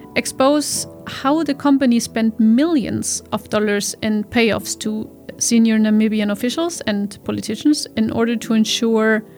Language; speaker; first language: English; non-native, fluent; German